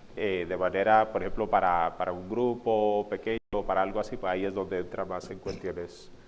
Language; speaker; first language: Spanish; non-native, fluent; English